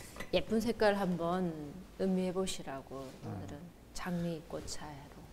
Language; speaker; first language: Korean; native; Korean